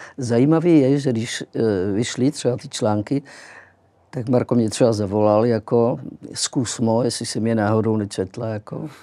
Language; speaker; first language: Czech; early bilingual, other home language; Greek